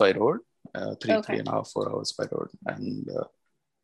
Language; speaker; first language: English; non-native, local second language; Marathi